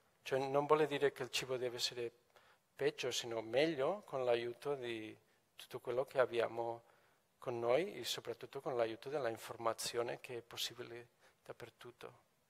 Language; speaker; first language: Italian; non-native, fluent; Catalan